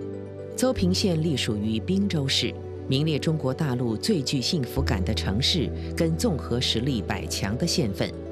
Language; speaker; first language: Chinese; native; Chinese